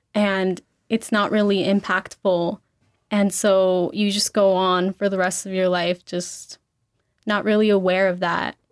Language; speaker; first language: English; early bilingual, other home language; Spanish